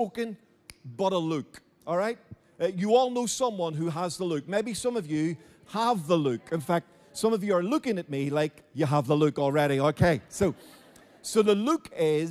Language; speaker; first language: English; native; English